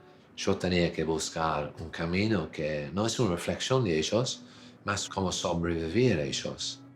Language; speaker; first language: Spanish; non-native, fluent; English